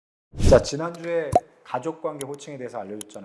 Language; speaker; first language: Korean; native; Korean